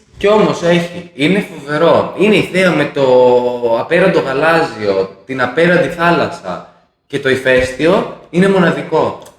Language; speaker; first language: Greek; native; Greek